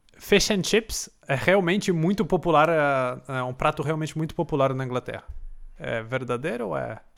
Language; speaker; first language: Portuguese; native; Portuguese